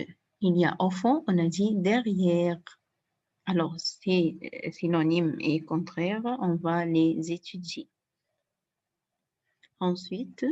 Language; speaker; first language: French; non-native, fluent; Arabic